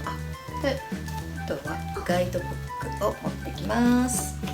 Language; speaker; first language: Japanese; native; Japanese